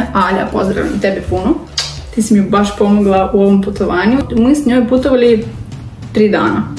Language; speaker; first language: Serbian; non-native, learner; Russian